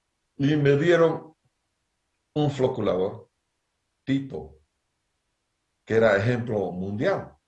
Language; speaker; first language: Spanish; native; Spanish